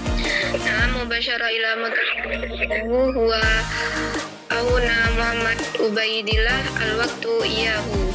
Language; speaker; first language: Arabic; non-native, learner; Indonesian